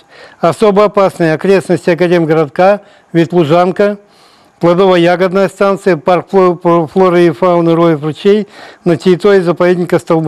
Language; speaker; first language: Russian; native; Russian